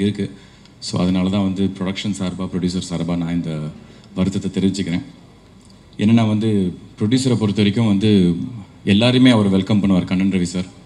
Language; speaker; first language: Tamil; native; Tamil